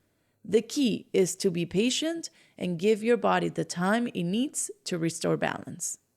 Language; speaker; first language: English; non-native, fluent; Spanish